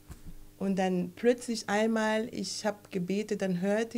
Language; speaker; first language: German; non-native, fluent; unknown